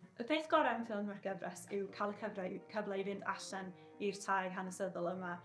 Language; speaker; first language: Welsh; non-native, local second language; English